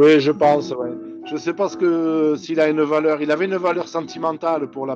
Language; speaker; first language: French; native; French